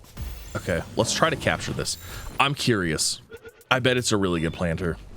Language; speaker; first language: English; native; English